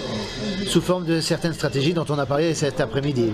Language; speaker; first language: French; native; French